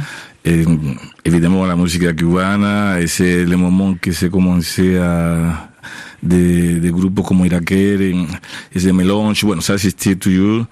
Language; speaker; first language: French; non-native, fluent; Spanish